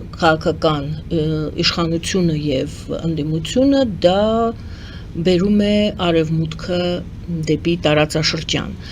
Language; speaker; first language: Armenian; native; Armenian